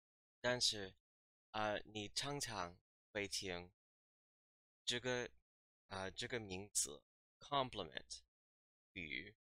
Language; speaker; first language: Chinese; non-native, learner; English